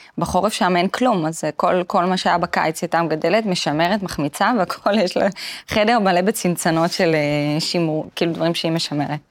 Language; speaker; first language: Hebrew; early bilingual, other home language; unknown